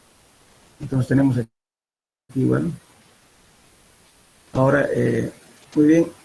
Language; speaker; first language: Spanish; native; Spanish